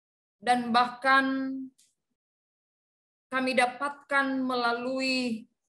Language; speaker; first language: Indonesian; native; Indonesian